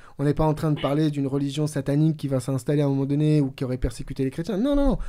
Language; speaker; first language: French; native; French